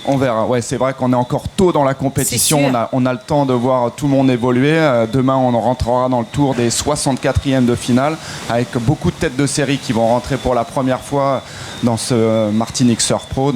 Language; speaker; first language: French; native; French